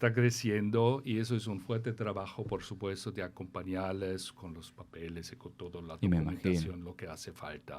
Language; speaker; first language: Spanish; non-native, fluent; German